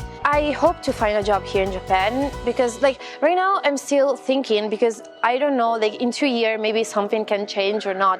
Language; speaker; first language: English; non-native, fluent; Italian